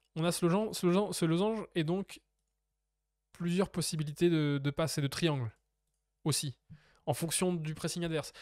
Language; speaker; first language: French; native; French